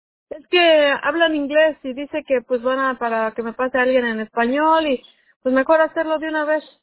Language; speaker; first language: Spanish; native; Spanish